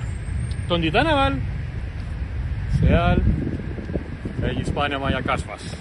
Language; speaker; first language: Estonian; non-native, fluent; Spanish